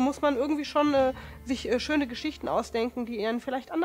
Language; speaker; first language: German; native; German